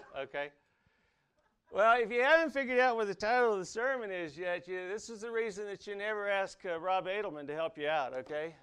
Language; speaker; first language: English; native; English